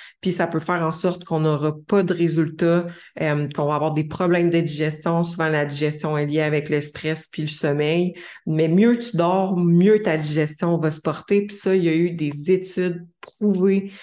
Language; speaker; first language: French; native; French